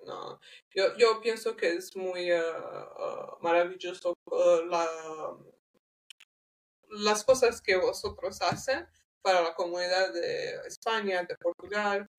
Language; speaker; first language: Spanish; non-native, learner; English